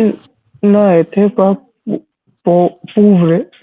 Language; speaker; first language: French; non-native, learner; Hindi